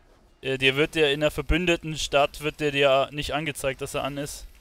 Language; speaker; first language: German; native; German